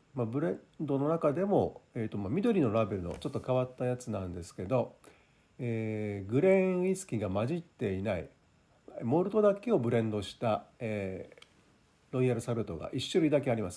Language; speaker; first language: Japanese; native; Japanese